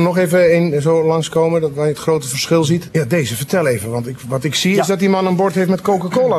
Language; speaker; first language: Dutch; native; Dutch